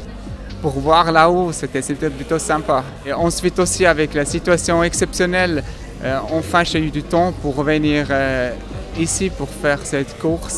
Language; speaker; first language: French; non-native, local second language; German